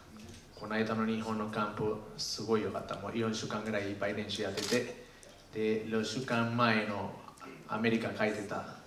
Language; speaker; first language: Japanese; non-native, fluent; Spanish